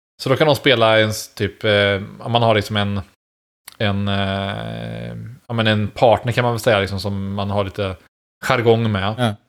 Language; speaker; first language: Swedish; native; Swedish